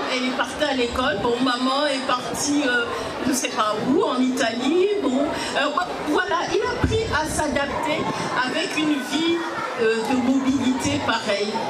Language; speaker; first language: French; early bilingual, other home language; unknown